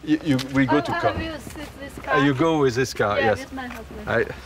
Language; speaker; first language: English; non-native, learner; French